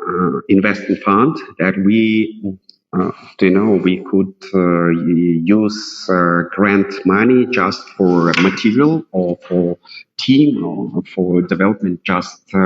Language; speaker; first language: English; non-native, fluent; Russian